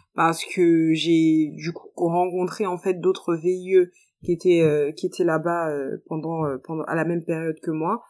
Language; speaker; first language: French; native; French